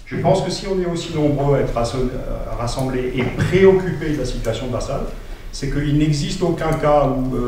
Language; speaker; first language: French; native; French